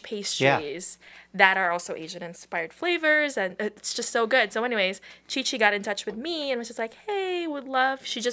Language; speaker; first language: English; non-native, local second language; Filipino